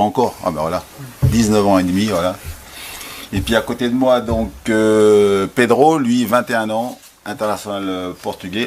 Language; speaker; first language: French; native; French